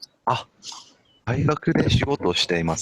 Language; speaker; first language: Japanese; non-native, fluent; English